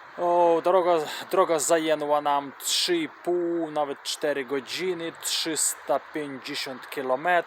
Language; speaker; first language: Polish; non-native, fluent; Russian